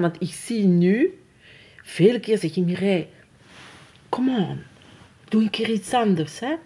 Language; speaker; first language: Dutch; non-native, fluent; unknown